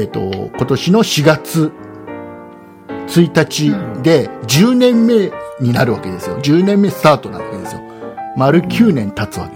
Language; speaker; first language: Japanese; native; Japanese